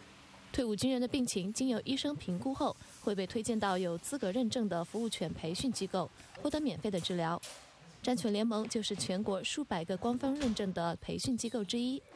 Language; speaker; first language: Chinese; native; Chinese